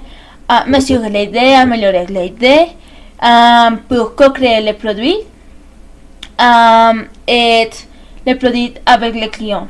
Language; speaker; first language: French; non-native, learner; Spanish